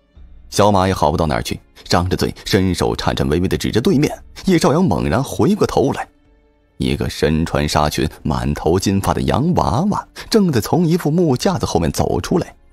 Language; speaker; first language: Chinese; native; Chinese